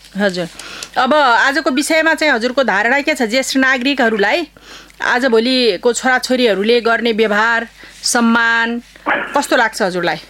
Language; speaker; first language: Nepali; native; Nepali